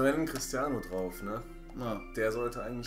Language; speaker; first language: German; native; German